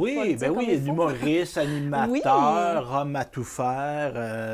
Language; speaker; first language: French; native; French